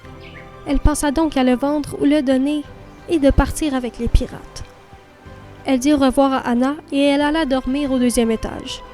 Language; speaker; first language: French; native; French